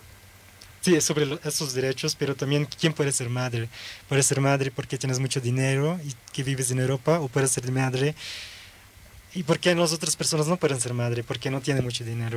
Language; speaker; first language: Spanish; early bilingual, heritage; Dutch